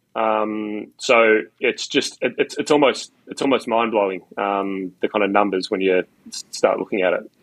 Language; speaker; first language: English; native; English